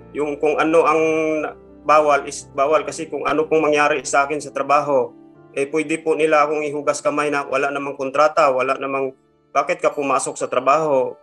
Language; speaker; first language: Filipino; non-native, local second language; Cebuano